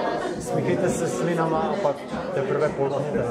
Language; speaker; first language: Czech; native; Czech